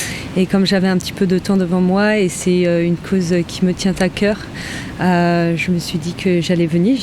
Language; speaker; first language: French; native; French